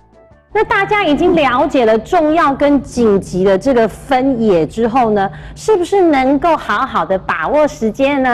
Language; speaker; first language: Chinese; native; Chinese